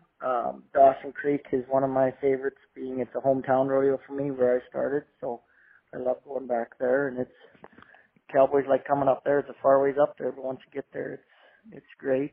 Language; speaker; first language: English; native; English